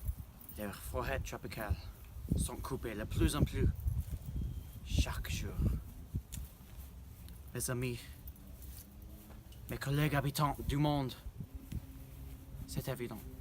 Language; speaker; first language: French; non-native, learner; English